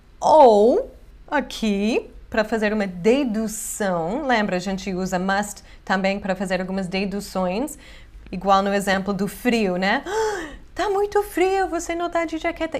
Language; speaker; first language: Portuguese; non-native, fluent; English